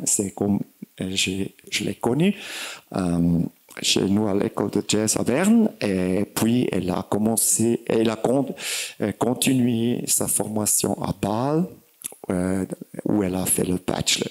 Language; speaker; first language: French; non-native, fluent; German